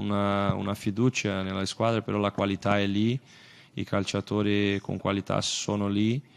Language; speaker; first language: Italian; non-native, fluent; Portuguese